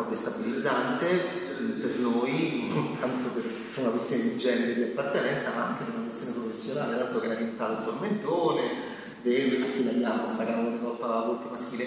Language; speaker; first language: Italian; native; Italian